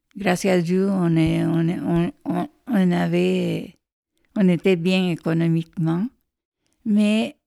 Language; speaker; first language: French; non-native, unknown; Spanish